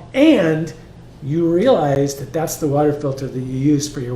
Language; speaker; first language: English; native; English